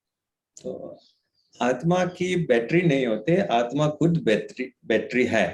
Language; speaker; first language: Hindi; native; Hindi